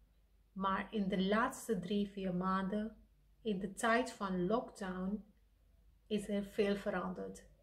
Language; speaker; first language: Dutch; non-native, fluent; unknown